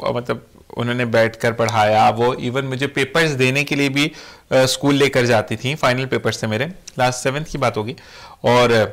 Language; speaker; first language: Urdu; native; Urdu